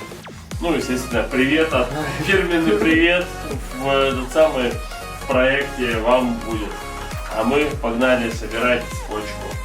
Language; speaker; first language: Russian; native; Russian